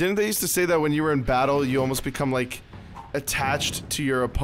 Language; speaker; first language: English; native; English